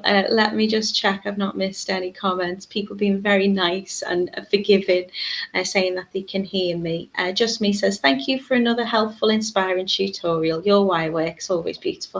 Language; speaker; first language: English; native; English